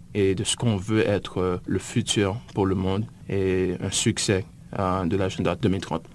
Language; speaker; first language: French; native; French